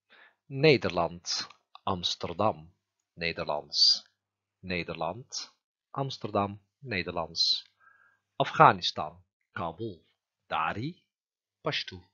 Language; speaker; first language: Dutch; non-native, fluent; Turkish